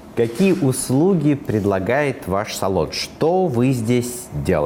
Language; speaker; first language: Russian; native; Russian